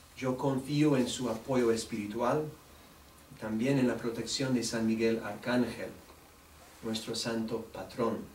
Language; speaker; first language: Spanish; non-native, fluent; English